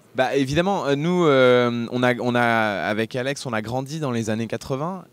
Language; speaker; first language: French; native; French